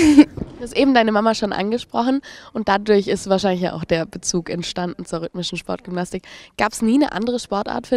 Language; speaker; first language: German; native; German